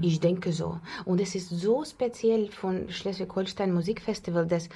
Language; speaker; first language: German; non-native, learner; Russian